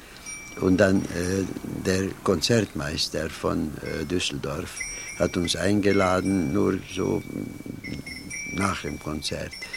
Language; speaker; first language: German; non-native, fluent; Hungarian